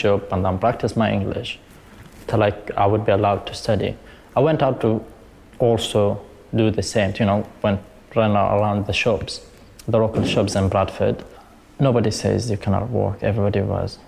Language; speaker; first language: English; non-native, learner; Arabic